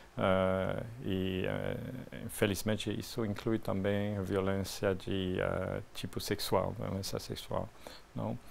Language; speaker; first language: Portuguese; non-native, fluent; French